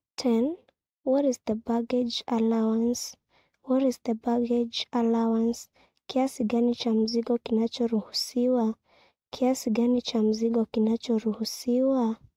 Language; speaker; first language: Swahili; non-native, local second language; Kikuyu